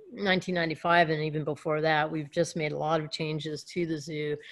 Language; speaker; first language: English; native; English